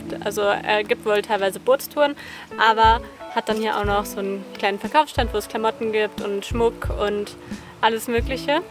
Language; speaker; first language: German; native; German